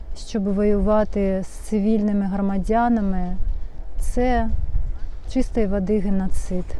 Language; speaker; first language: Ukrainian; non-native, local second language; Russian